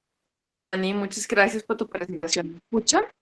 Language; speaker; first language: Spanish; non-native, fluent; German